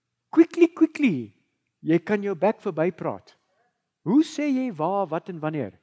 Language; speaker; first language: Afrikaans; early bilingual, heritage; Afrikaans